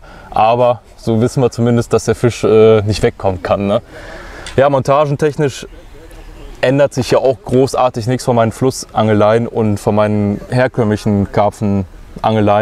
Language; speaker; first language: German; native; German